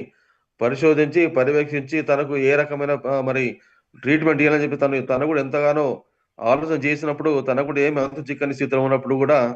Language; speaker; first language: Telugu; native; Telugu